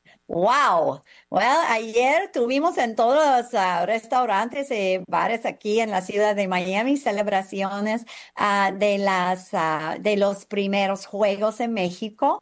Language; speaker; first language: Spanish; non-native, fluent; English